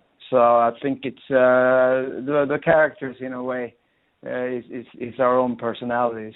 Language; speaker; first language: English; non-native, fluent; Swedish